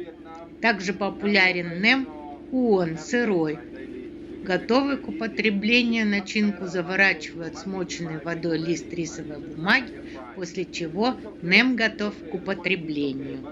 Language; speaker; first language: Russian; native; Russian